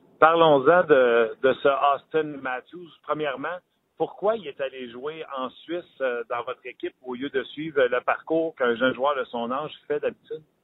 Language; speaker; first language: French; native; French